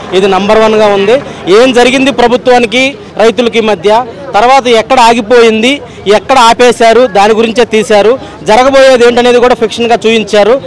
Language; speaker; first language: Telugu; native; Telugu